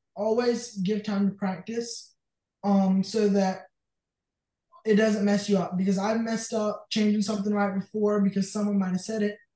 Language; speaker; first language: English; native; English